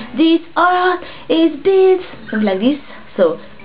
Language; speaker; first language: English; non-native, learner; French